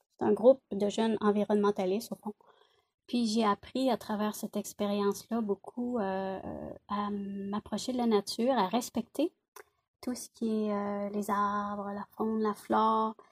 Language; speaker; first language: French; native; French